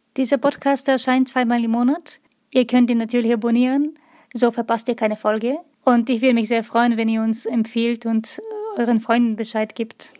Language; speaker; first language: German; non-native, fluent; Bulgarian